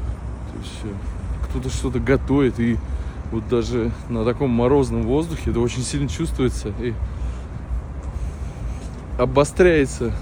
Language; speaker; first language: Russian; native; Russian